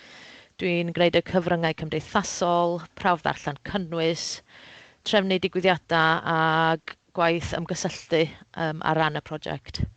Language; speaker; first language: Welsh; native; Welsh